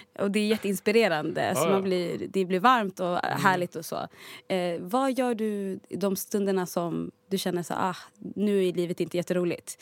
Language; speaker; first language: Swedish; native; Swedish